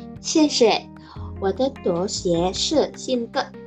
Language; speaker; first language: Chinese; non-native, learner; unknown